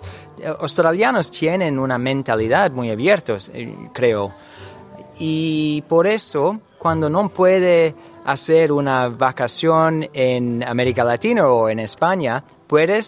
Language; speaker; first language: Spanish; non-native, learner; English